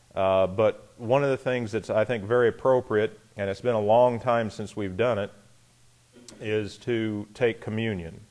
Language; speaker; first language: English; native; English